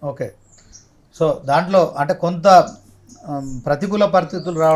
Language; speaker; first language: Telugu; native; Telugu